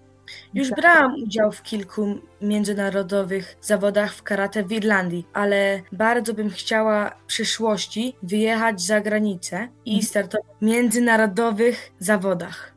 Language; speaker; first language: Polish; early bilingual, heritage; Polish